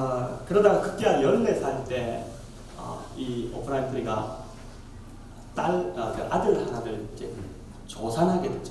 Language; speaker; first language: Korean; native; Korean